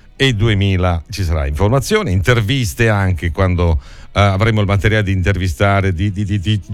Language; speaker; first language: Italian; native; Italian